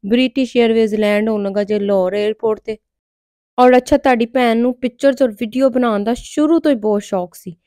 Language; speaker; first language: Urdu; non-native, local second language; Punjabi